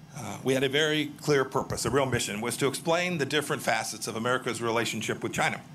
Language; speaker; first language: English; native; English